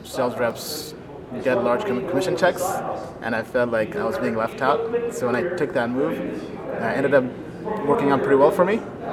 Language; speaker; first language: English; native; English